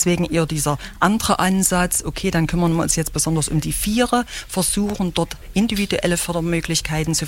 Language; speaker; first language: German; native; German